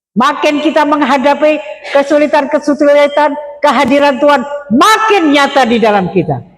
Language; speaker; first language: Indonesian; non-native, local second language; Madurese